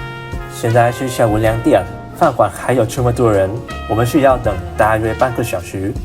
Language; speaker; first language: Chinese; non-native, learner; Vietnamese